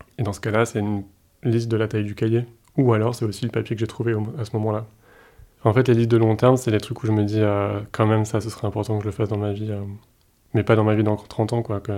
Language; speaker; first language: French; native; French